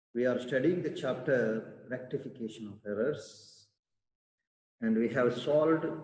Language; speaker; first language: English; non-native, local second language; Kannada